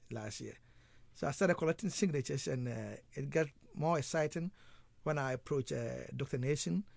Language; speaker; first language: English; non-native, local second language; Akan